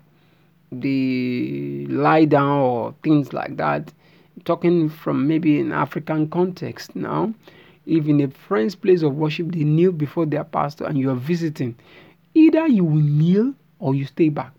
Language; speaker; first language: English; non-native, local second language; Yoruba